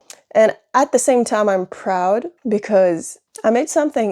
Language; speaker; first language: English; non-native, fluent; French